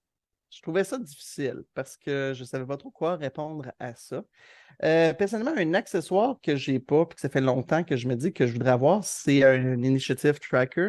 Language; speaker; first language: French; native; French